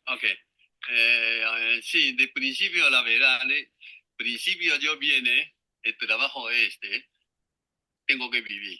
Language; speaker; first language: Spanish; non-native, learner; Chinese